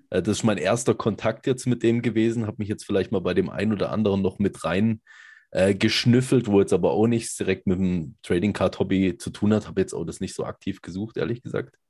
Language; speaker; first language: German; native; German